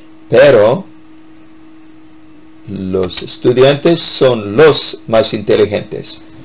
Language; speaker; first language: Spanish; non-native, fluent; English